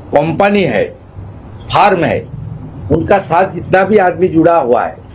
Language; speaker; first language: Hindi; non-native, local second language; Bangla